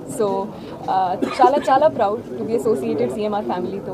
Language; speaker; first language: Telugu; non-native, learner; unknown